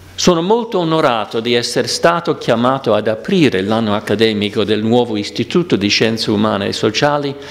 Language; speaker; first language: Italian; non-native, fluent; English